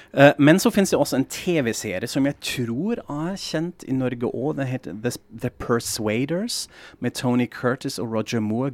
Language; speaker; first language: Norwegian; non-native, fluent; German